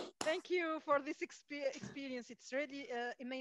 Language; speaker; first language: English; non-native, fluent; Arabic